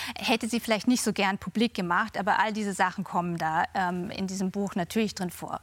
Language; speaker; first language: German; native; German